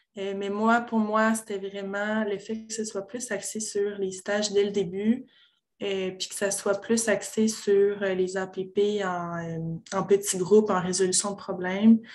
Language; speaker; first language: French; native; French